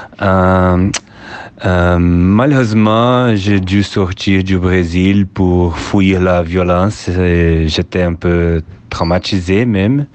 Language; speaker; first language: French; non-native, fluent; Portuguese